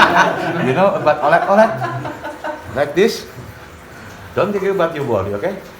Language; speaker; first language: English; non-native, learner; Javanese